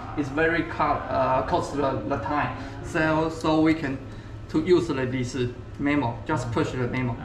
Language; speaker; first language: English; non-native, learner; Chinese